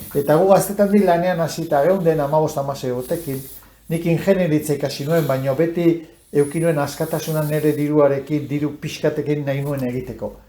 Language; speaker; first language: Basque; native; Basque